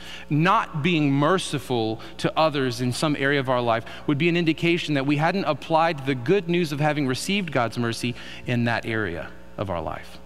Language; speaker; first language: English; native; English